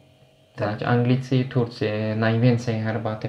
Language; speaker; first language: Polish; non-native, fluent; Turkish